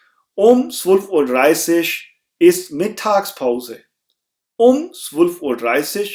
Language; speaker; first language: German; non-native, fluent; Urdu